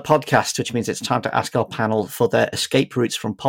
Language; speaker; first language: English; native; English